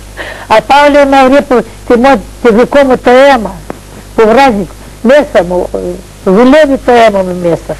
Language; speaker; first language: Greek; early bilingual, heritage; Greek